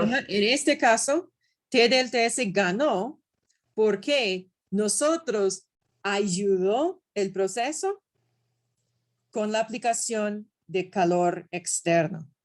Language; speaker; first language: Spanish; non-native, fluent; English